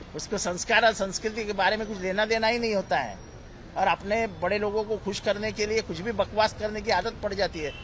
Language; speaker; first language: Hindi; non-native, local second language; Marathi